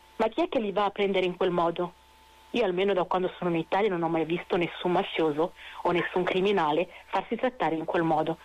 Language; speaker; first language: Italian; non-native, fluent; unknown